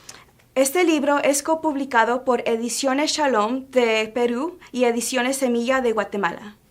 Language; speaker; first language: Spanish; early bilingual, heritage; Spanish